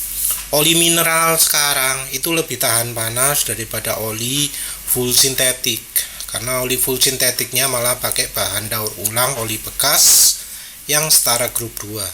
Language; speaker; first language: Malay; non-native, local second language; Javanese